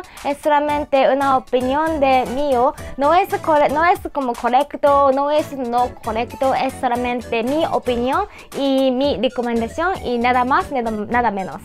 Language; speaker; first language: Spanish; non-native, learner; Japanese